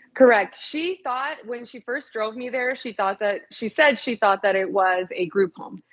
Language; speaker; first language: English; native; English